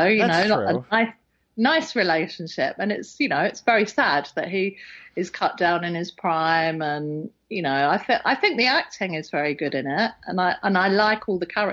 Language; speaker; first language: English; native; English